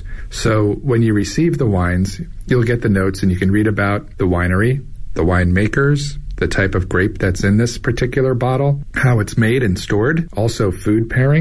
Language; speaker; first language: English; native; English